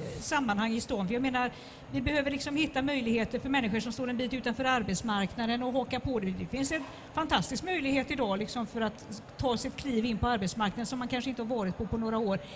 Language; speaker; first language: Swedish; native; Swedish